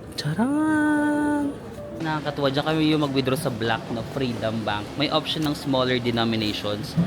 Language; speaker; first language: Filipino; native; Filipino